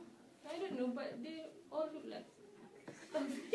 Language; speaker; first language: English; non-native, local second language; Malay